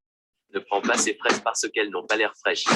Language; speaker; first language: French; non-native, learner; Vietnamese